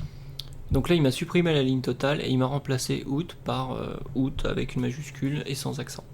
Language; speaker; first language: French; native; French